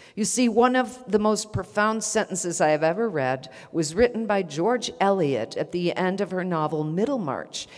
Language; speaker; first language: English; native; English